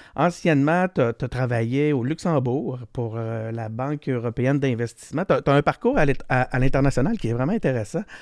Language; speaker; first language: French; native; French